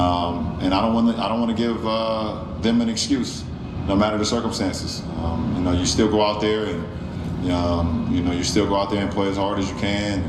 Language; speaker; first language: English; native; English